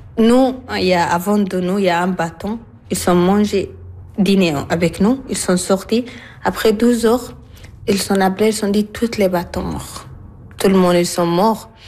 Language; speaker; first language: French; non-native, learner; Arabic